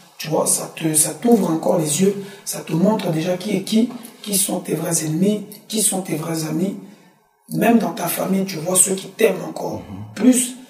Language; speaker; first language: French; early bilingual, other home language; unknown